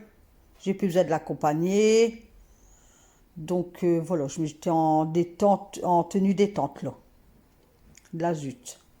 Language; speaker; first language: French; native; French